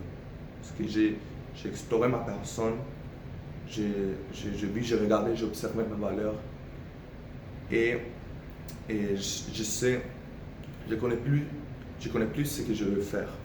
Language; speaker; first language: French; non-native, fluent; Spanish